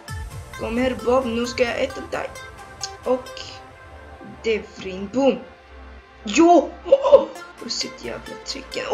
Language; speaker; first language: Swedish; early bilingual, other home language; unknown